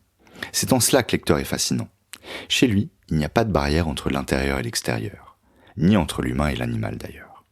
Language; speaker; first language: French; native; French